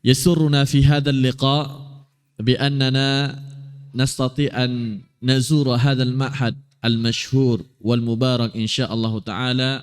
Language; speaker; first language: Arabic; non-native, fluent; Indonesian